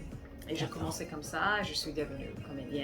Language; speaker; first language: French; non-native, fluent; English